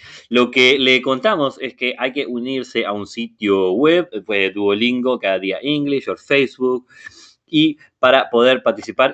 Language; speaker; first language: Spanish; non-native, fluent; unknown